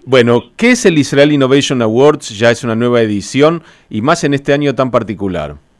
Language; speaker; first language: Spanish; native; Spanish